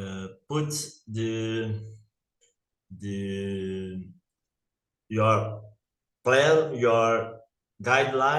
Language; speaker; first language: English; non-native, learner; Portuguese